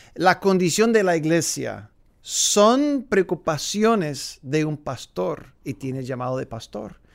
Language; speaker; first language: Spanish; non-native, fluent; English